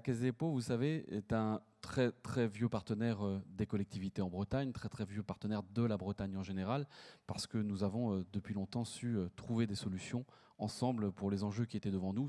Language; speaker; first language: French; native; French